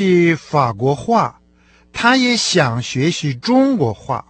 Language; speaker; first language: Chinese; non-native, fluent; Russian